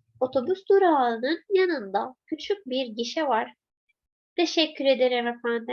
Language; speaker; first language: Turkish; non-native, fluent; Arabic